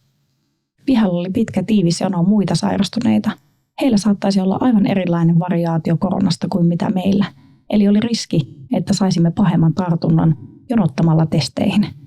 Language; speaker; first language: Finnish; native; Finnish